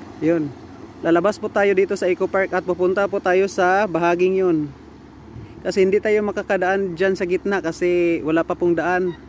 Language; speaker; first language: Filipino; non-native, local second language; Cebuano